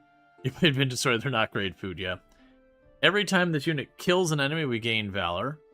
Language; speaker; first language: English; native; English